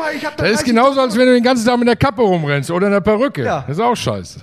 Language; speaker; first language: German; native; German